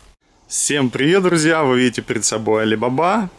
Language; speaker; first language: Russian; native; Russian